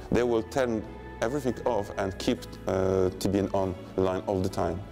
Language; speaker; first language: English; non-native, fluent; Polish